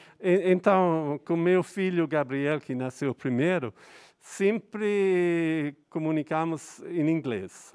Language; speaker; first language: Portuguese; non-native, fluent; English